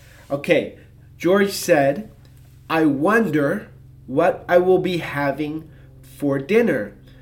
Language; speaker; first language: English; native; English